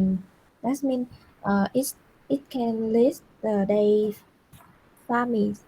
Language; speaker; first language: English; non-native, learner; Vietnamese